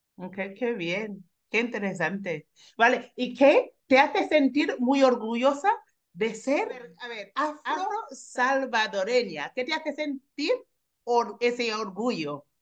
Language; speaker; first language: Spanish; non-native, fluent; English